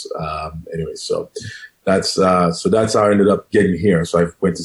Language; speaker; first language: English; non-native, local second language; Krio